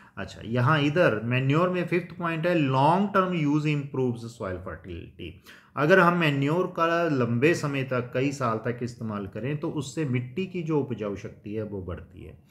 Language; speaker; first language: Hindi; non-native, local second language; Punjabi